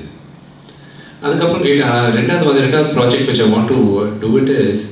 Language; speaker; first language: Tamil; non-native, local second language; Telugu